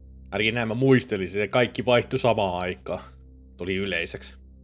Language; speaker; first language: Finnish; native; Finnish